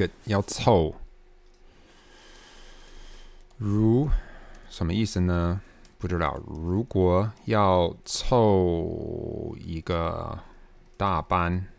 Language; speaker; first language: Chinese; non-native, fluent; English